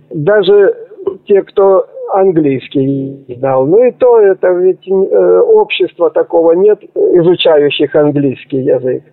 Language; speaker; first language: Russian; native; Russian